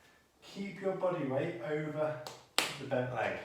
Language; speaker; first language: English; native; English